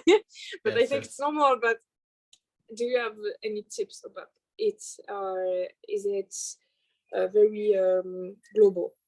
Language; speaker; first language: English; non-native, learner; French